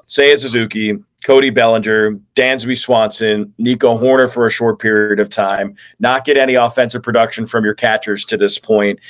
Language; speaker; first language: English; native; English